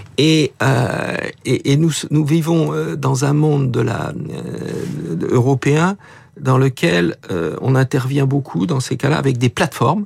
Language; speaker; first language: French; native; French